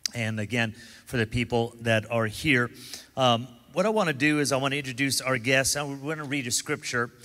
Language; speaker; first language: English; native; English